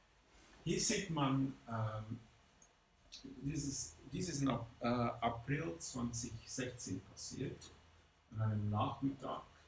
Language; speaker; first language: German; non-native, fluent; English